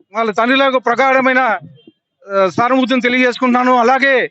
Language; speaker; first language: Telugu; native; Telugu